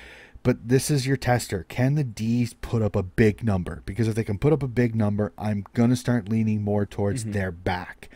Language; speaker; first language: English; native; English